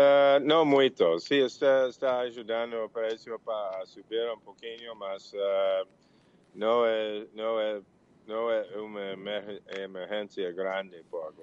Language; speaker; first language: Portuguese; non-native, learner; English